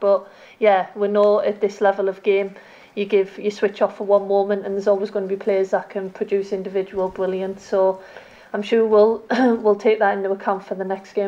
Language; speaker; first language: English; native; English